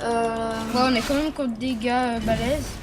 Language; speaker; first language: French; native; French